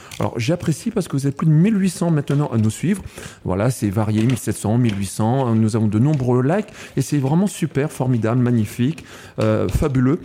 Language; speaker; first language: French; native; French